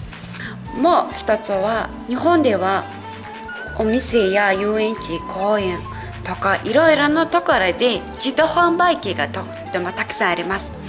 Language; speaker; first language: Japanese; non-native, fluent; Mongolian